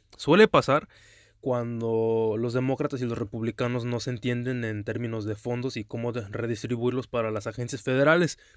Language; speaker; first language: Spanish; early bilingual, heritage; Spanish